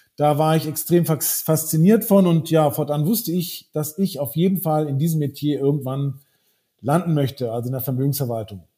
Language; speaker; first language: German; early bilingual, heritage; German